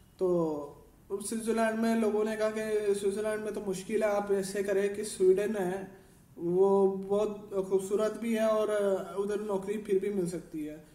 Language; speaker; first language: Urdu; non-native, local second language; Punjabi